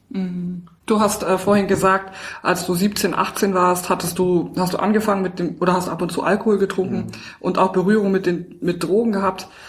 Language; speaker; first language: German; native; German